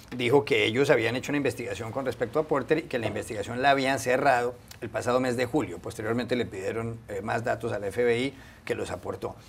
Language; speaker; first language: Spanish; native; Spanish